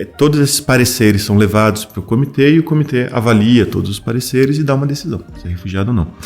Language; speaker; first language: Portuguese; native; Portuguese